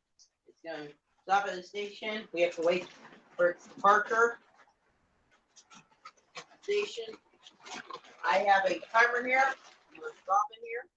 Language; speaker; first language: English; native; English